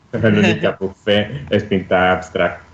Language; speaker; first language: Catalan; non-native, fluent; Italian